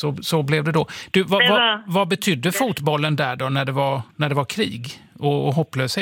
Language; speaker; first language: Swedish; native; Swedish